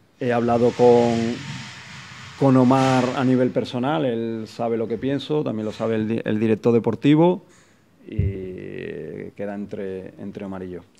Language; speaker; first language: Spanish; native; Spanish